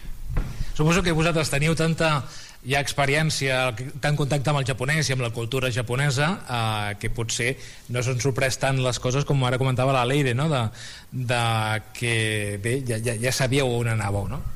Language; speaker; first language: Catalan; native; Catalan